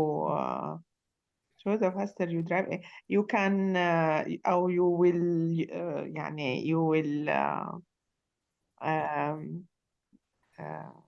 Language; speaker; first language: English; non-native, learner; Arabic